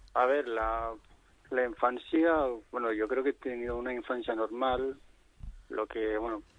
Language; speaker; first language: Spanish; native; Spanish